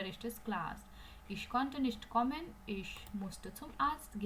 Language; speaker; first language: German; non-native, learner; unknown